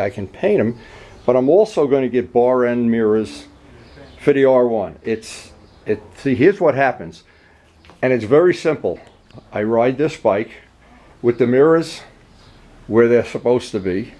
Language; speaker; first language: English; native; English